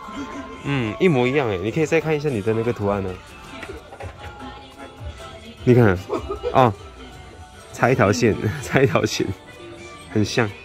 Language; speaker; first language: Chinese; native; Chinese